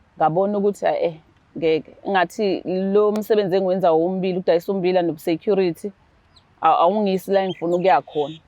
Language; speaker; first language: Zulu; native; Zulu